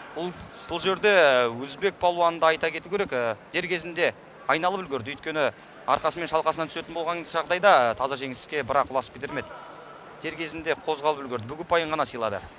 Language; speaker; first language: Kazakh; native; Kazakh